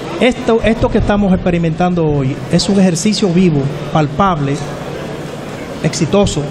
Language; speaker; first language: Spanish; native; Spanish